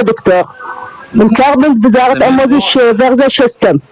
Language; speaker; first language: Persian; non-native, learner; Arabic